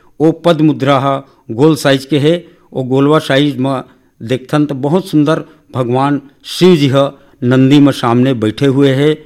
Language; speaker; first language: Hindi; non-native, local second language; Chhattisgarhi